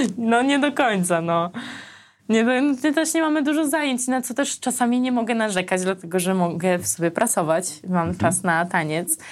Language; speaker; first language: Polish; early bilingual, other home language; Armenian